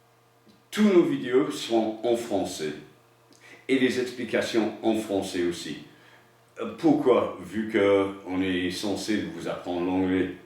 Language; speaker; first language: French; non-native, fluent; English